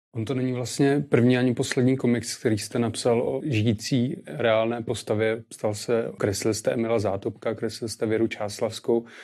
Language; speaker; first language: Czech; native; Czech